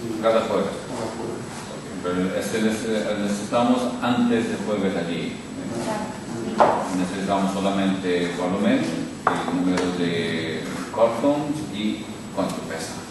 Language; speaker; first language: Spanish; non-native, local second language; Urdu